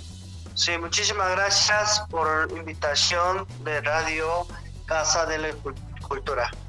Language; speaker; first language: Spanish; non-native, learner; Korean